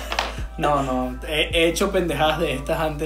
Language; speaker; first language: Spanish; native; Spanish